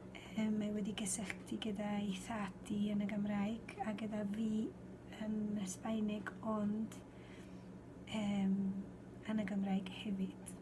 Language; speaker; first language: Welsh; non-native, fluent; Spanish